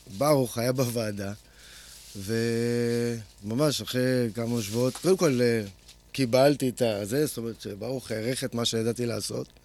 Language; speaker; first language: Hebrew; native; Hebrew